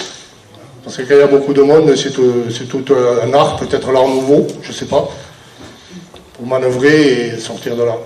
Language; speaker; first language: French; native; French